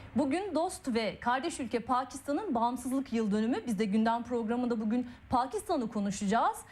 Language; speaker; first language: Turkish; native; Turkish